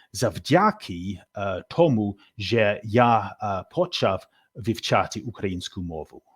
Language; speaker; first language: Ukrainian; non-native, learner; English